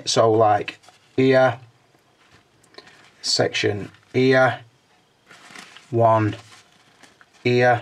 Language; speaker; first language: English; native; English